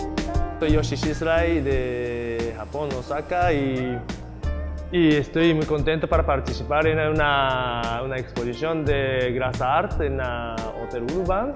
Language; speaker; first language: Spanish; non-native, learner; Japanese